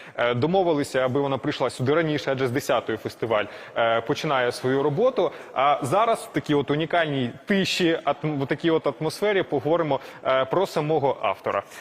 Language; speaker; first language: Ukrainian; native; Ukrainian